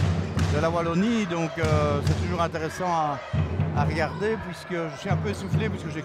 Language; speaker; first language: French; native; French